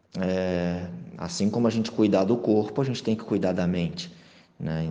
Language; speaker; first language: Portuguese; native; Portuguese